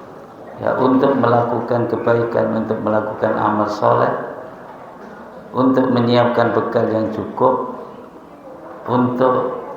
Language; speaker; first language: Indonesian; native; Indonesian